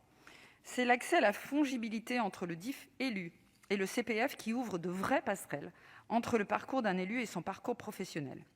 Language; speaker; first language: French; native; French